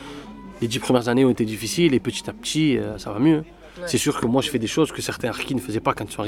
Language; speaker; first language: French; early bilingual, other home language; Arabic